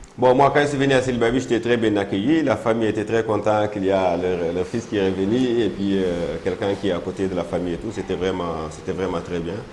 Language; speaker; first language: French; non-native, local second language; Soninke